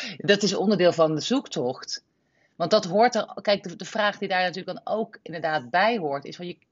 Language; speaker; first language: Dutch; native; Dutch